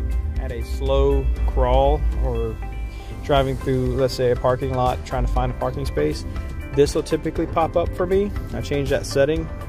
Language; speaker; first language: English; native; English